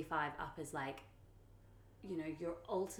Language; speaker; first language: English; native; English